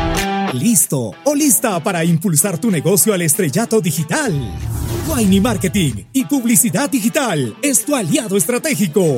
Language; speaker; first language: Spanish; native; Spanish